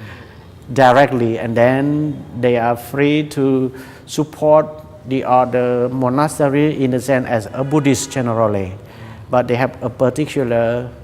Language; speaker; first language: English; non-native, learner; Khmer